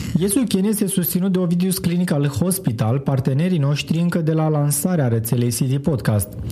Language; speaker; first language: Romanian; native; Romanian